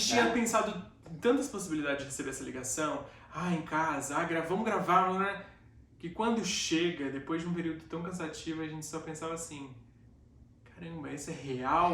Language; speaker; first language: Portuguese; native; Portuguese